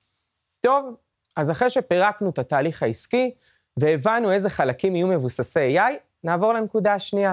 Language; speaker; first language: Hebrew; native; Hebrew